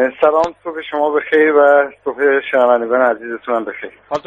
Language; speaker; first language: Persian; native; Persian